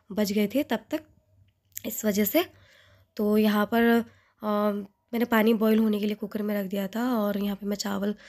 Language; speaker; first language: Hindi; native; Hindi